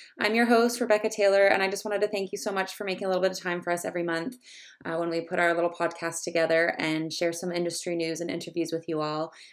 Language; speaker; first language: English; native; English